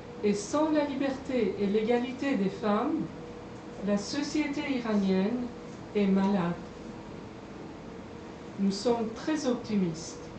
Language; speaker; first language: French; non-native, fluent; Persian